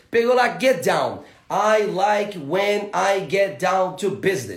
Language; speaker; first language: English; non-native, fluent; Portuguese